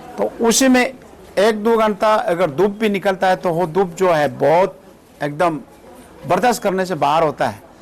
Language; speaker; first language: Hindi; non-native, local second language; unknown